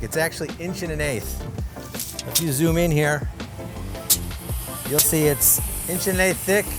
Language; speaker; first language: English; native; English